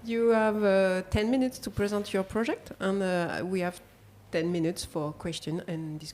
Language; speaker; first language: English; non-native, learner; French